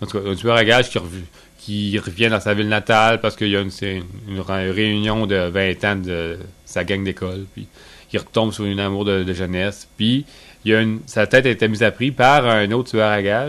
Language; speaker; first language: French; native; French